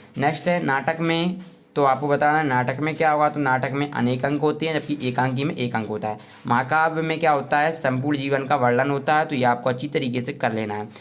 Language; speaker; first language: Hindi; native; Hindi